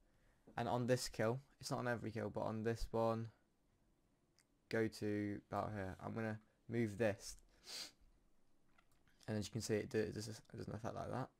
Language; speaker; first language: English; native; English